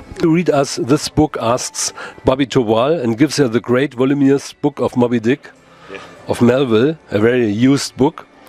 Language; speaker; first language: English; non-native, fluent; German